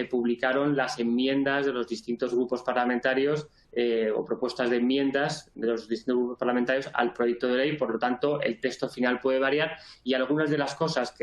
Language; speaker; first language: Spanish; native; Spanish